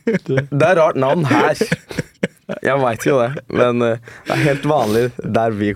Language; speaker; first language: Norwegian; early bilingual, other home language; Turkish